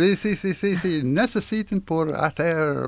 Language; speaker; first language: Spanish; non-native, learner; French